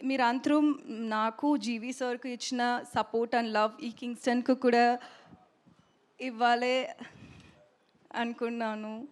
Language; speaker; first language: Telugu; non-native, learner; Tamil